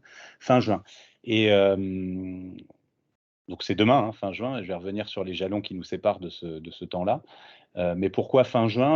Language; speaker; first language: French; native; French